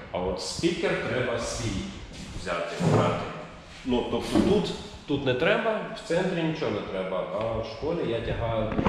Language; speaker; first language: Ukrainian; native; Ukrainian